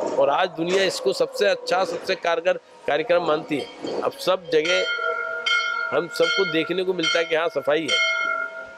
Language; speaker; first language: Hindi; native; Hindi